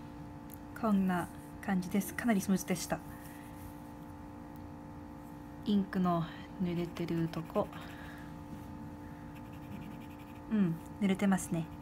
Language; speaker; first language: Japanese; non-native, fluent; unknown